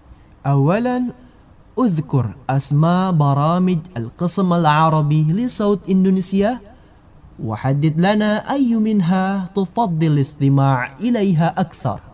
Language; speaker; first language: Arabic; non-native, fluent; Indonesian